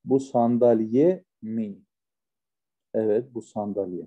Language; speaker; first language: Turkish; non-native, fluent; Russian